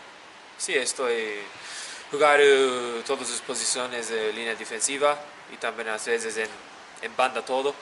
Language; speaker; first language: Spanish; non-native, learner; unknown